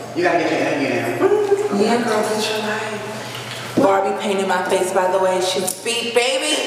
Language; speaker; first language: English; native; English